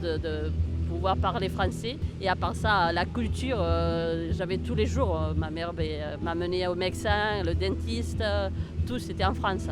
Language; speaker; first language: French; early bilingual, heritage; Spanish